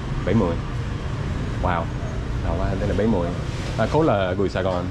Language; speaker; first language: Vietnamese; non-native, learner; English